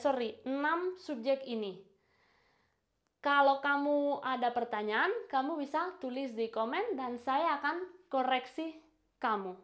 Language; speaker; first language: Indonesian; non-native, fluent; Spanish